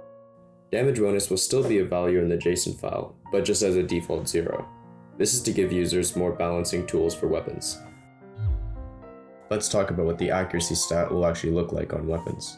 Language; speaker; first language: English; native; English